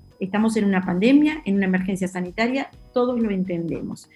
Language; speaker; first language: Spanish; native; Spanish